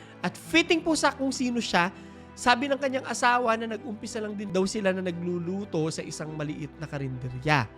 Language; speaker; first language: Filipino; native; Filipino